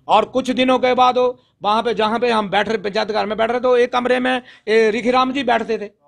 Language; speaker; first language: Hindi; native; Hindi